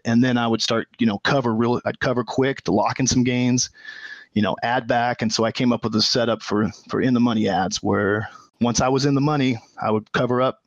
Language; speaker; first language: English; native; English